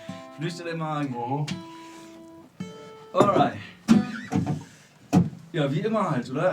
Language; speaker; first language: German; native; German